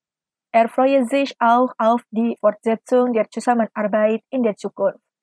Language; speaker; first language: German; non-native, fluent; Indonesian